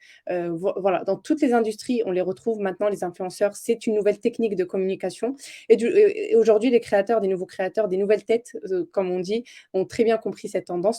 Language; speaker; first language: French; native; French